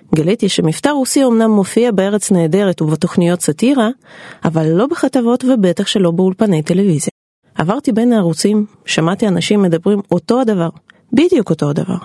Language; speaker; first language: Hebrew; non-native, fluent; Russian